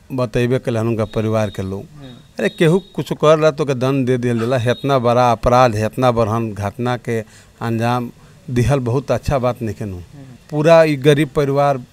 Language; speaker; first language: Hindi; native; Hindi